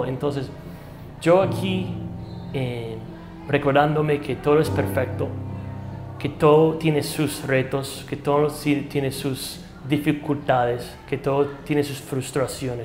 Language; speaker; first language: Spanish; non-native, fluent; English